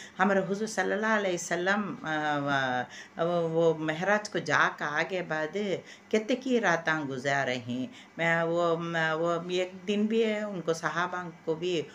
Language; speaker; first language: Hindi; non-native, local second language; Urdu